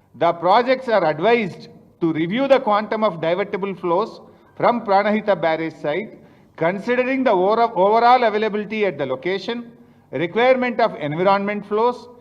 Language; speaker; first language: English; non-native, local second language; Telugu